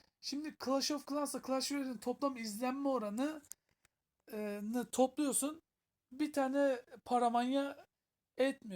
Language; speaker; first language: Turkish; native; Turkish